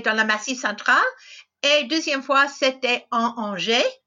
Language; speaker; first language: French; non-native, fluent; English